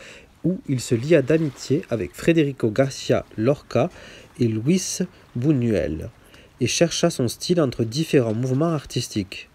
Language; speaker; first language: French; native; French